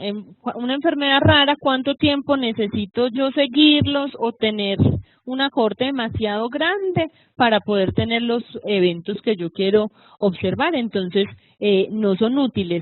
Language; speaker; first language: Spanish; native; Spanish